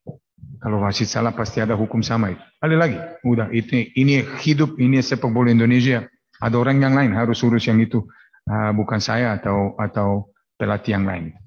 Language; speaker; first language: Indonesian; non-native, fluent; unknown